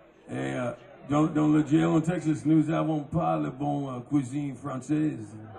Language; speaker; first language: French; non-native, learner; English